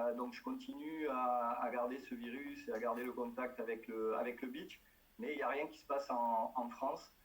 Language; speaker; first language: French; native; French